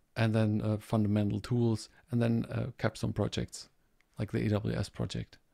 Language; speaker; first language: English; non-native, fluent; German